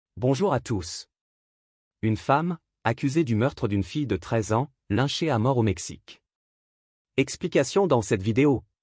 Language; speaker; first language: French; native; French